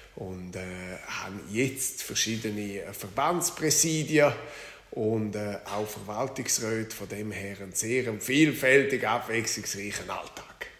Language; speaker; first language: German; non-native, local second language; Romansh